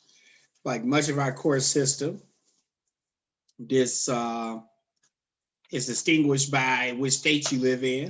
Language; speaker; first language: English; native; English